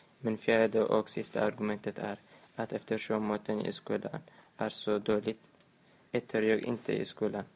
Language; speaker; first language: Swedish; non-native, learner; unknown